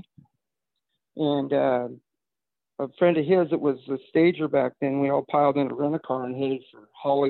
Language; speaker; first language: English; native; English